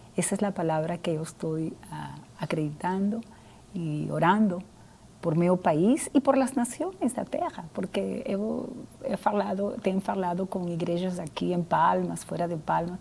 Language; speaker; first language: Portuguese; non-native, fluent; Spanish